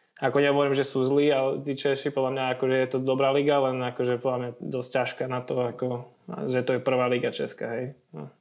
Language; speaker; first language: Slovak; native; Slovak